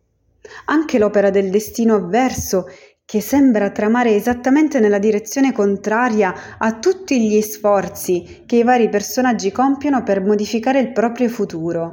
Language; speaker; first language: Italian; native; Italian